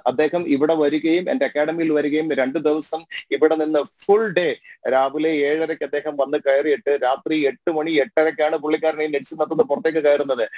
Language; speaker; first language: Malayalam; native; Malayalam